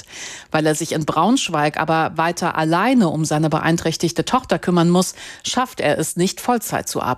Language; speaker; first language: German; native; German